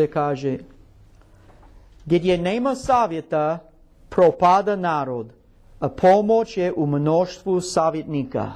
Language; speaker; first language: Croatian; non-native, learner; English